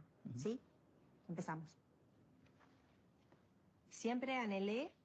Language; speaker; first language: Spanish; native; Spanish